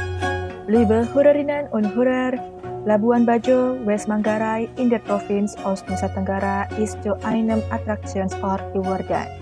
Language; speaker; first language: German; non-native, fluent; Indonesian